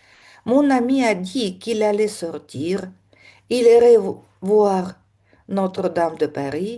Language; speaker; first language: French; non-native, fluent; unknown